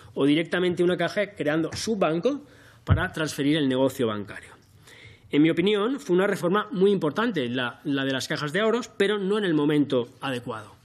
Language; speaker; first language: Spanish; native; Spanish